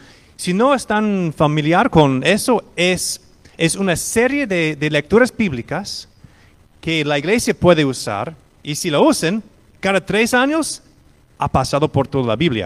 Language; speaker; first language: Spanish; non-native, fluent; English